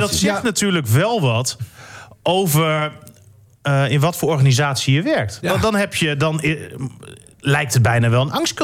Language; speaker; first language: Dutch; native; Dutch